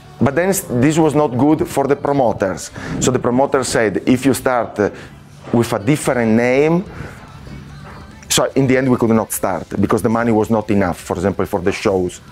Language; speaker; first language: English; non-native, fluent; Italian